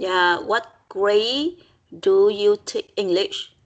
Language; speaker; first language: English; non-native, learner; Vietnamese